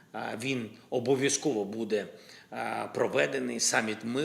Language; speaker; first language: Ukrainian; non-native, local second language; Russian